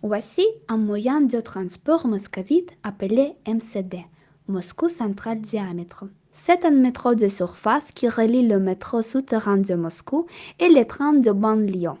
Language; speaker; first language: French; non-native, learner; Russian